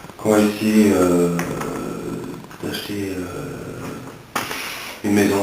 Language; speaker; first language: French; early bilingual, other home language; English